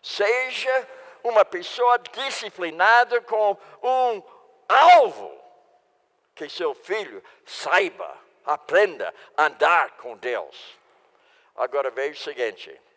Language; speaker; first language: Portuguese; non-native, fluent; English